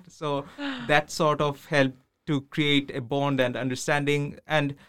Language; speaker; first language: English; non-native, local second language; Bangla